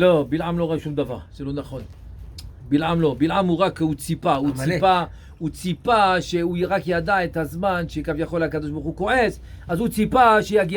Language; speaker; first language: Hebrew; non-native, fluent; French